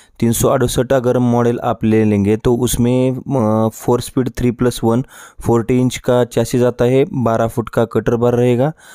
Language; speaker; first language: Hindi; non-native, local second language; Marathi